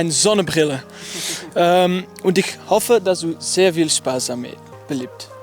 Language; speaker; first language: German; non-native, learner; Dutch